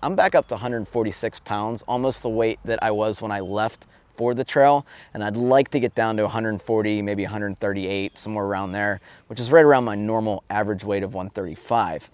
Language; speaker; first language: English; native; English